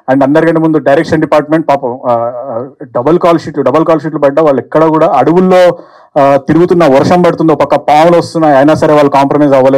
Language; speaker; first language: Telugu; native; Telugu